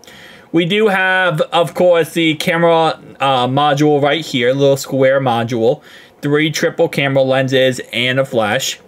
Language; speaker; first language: English; native; English